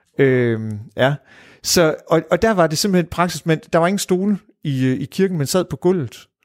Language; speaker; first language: Danish; native; Danish